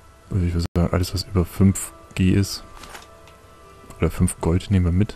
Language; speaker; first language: German; native; German